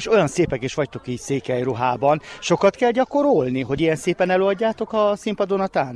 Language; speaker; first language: Hungarian; native; Hungarian